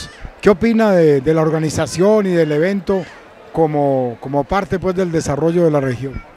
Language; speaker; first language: Spanish; native; Spanish